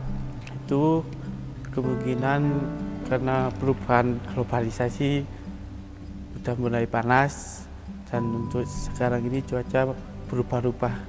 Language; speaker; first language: Indonesian; non-native, local second language; Javanese